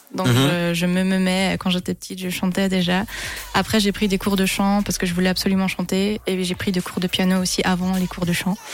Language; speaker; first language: French; native; French